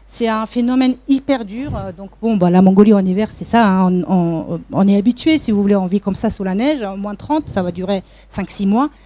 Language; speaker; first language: French; non-native, fluent; Mongolian